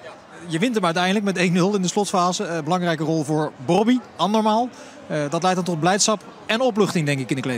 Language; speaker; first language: Dutch; native; Dutch